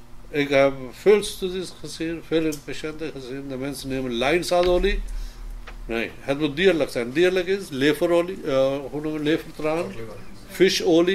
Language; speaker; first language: Dutch; non-native, fluent; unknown